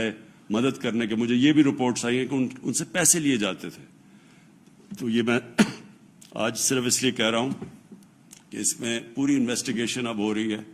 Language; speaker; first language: Urdu; native; Urdu